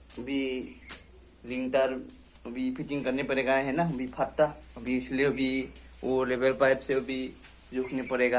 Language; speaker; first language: Hindi; non-native, local second language; Assamese